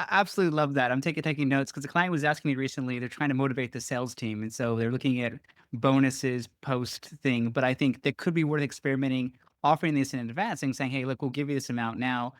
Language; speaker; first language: English; native; English